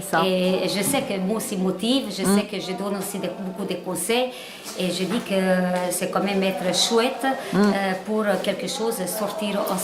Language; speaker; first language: French; non-native, learner; Hungarian